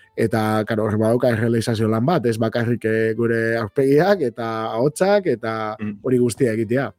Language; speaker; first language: Basque; native; Basque